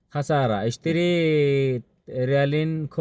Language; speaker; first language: Arabic; non-native, learner; Bangla